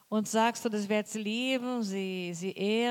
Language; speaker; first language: German; non-native, learner; Portuguese